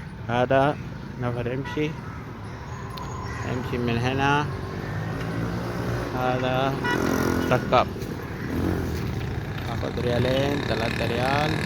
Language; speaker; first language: Arabic; non-native, learner; Urdu